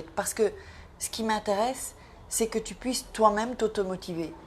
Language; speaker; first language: French; native; French